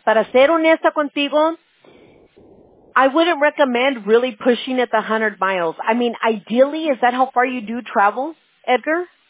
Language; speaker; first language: English; early bilingual, other home language; Spanish